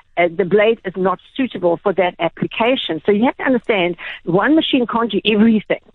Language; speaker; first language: English; native; English